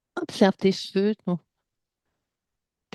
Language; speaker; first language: French; native; French